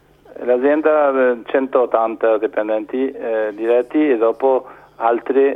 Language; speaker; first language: Italian; non-native, fluent; Spanish